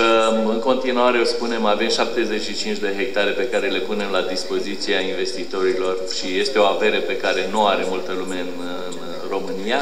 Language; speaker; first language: Romanian; native; Romanian